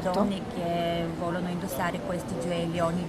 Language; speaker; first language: Italian; non-native, fluent; Bulgarian